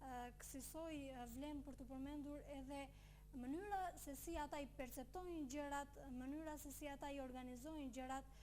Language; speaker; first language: Albanian; native; Albanian